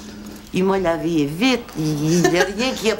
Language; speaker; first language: French; non-native, learner; Arabic